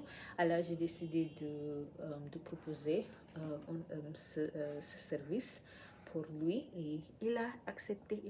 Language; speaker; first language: French; non-native, learner; English